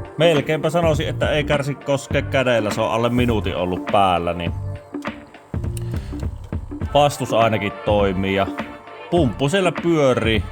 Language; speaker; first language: Finnish; native; Finnish